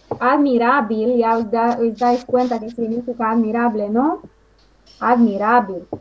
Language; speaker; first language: Spanish; non-native, fluent; Romanian